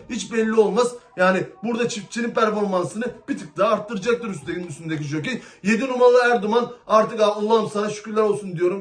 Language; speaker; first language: Turkish; native; Turkish